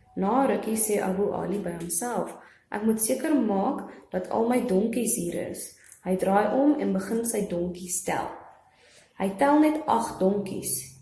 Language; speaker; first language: Afrikaans; non-native, local second language; English